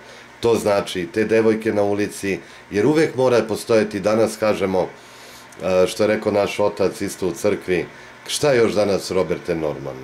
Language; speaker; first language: Bosnian; native; Bosnian